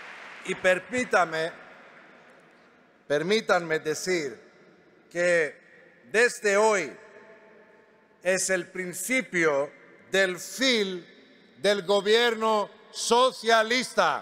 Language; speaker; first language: Spanish; non-native, fluent; Greek